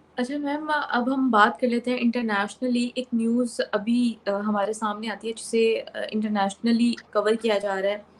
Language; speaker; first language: Urdu; native; Urdu